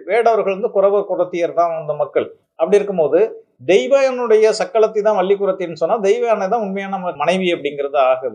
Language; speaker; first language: Tamil; native; Tamil